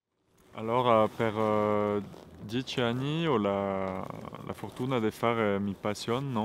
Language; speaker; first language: Italian; non-native, fluent; French